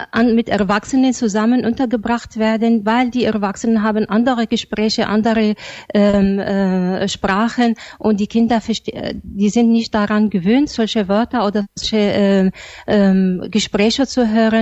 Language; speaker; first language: German; non-native, fluent; Arabic